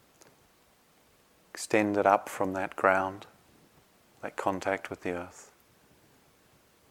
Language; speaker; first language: English; native; English